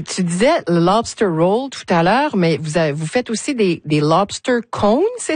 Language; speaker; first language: French; native; French